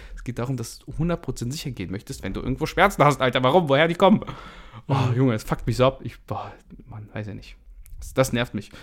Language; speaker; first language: German; early bilingual, other home language; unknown